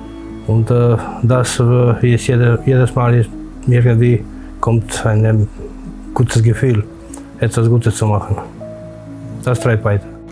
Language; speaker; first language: German; non-native, fluent; Croatian